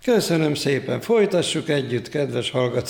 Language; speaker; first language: Hungarian; native; Hungarian